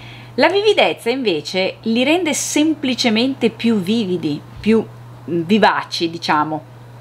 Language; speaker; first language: Italian; native; Italian